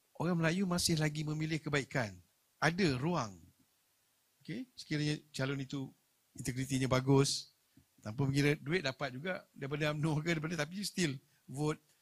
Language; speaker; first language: Malay; native; Malay